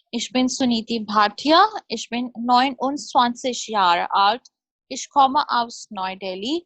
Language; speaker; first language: German; non-native, learner; Hindi